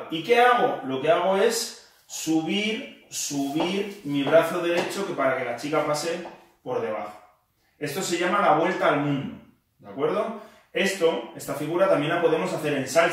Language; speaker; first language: Spanish; native; Spanish